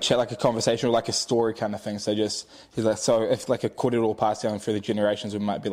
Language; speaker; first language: English; native; English